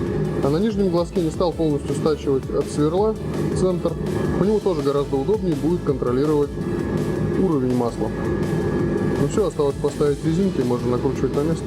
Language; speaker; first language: Russian; native; Russian